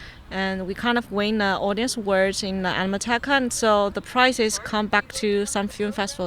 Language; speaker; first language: English; non-native, fluent; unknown